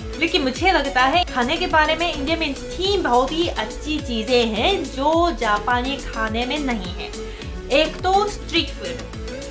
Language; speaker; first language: Hindi; non-native, fluent; Japanese